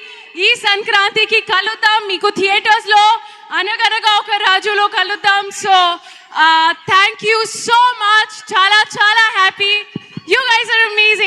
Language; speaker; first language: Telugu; non-native, learner; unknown